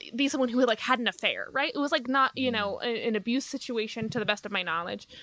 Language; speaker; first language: English; native; English